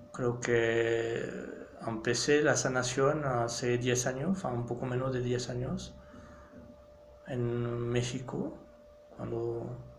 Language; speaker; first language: Spanish; non-native, fluent; French